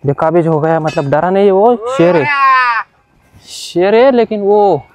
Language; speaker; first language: Hindi; non-native, local second language; Marathi